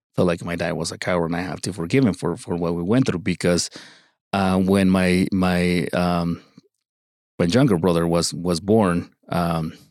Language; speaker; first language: English; early bilingual, other home language; Spanish